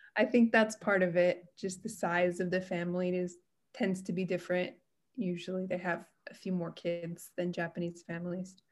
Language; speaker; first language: English; native; English